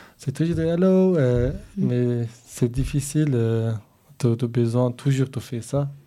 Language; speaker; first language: French; non-native, learner; Kurdish